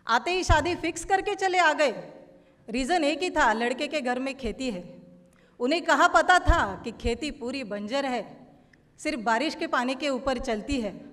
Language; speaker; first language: Hindi; non-native, local second language; Marathi